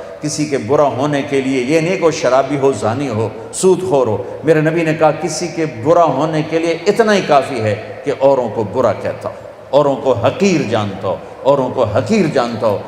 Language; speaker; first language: Urdu; non-native, local second language; Punjabi